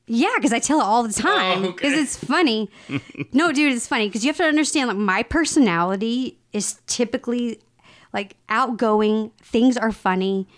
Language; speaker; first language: English; native; English